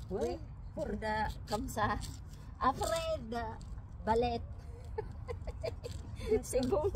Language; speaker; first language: French; non-native, learner; Filipino